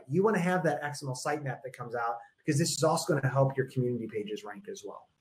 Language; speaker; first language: English; native; English